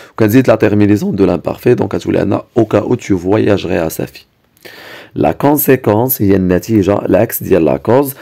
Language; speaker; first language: French; non-native, local second language; Arabic